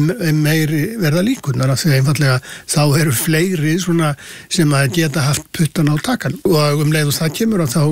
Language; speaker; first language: Icelandic; native; Icelandic